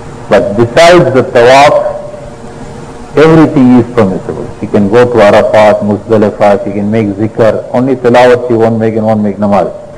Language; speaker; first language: English; native; English